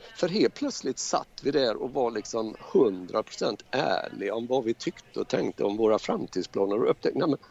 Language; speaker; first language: Swedish; native; Swedish